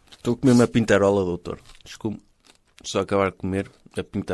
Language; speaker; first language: Portuguese; native; Portuguese